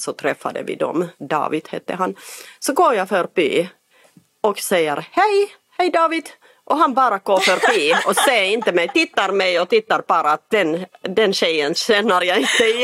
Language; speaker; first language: Swedish; non-native, fluent; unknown